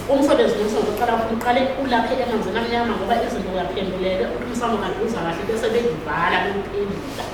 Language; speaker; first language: Zulu; non-native, local second language; Xhosa